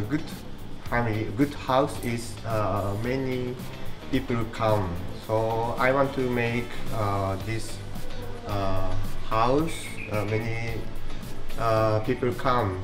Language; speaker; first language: English; non-native, learner; Japanese